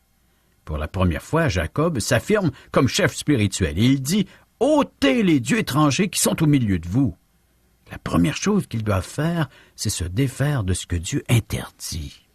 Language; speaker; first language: French; native; French